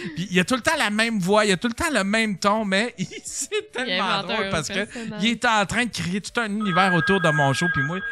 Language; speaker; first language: French; native; French